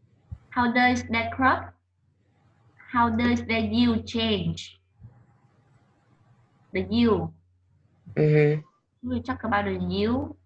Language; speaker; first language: English; non-native, learner; Vietnamese